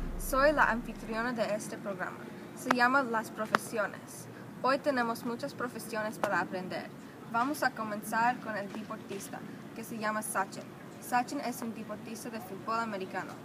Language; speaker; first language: Spanish; non-native, learner; English